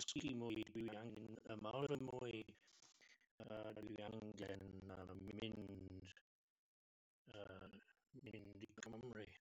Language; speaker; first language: Welsh; non-native, learner; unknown